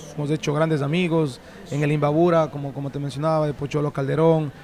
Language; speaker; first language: Spanish; native; Spanish